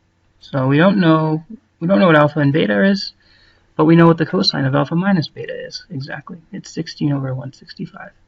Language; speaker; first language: English; native; English